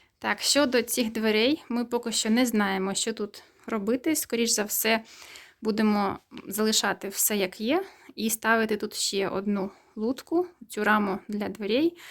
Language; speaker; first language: Ukrainian; native; Ukrainian